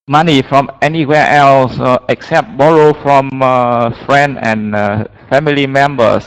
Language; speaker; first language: English; non-native, learner; Vietnamese